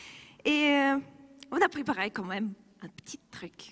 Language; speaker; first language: French; non-native, fluent; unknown